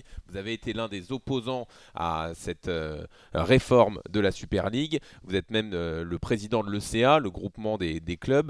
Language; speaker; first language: French; native; French